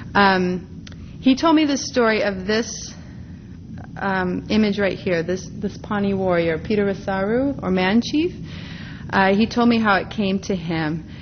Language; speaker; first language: English; native; English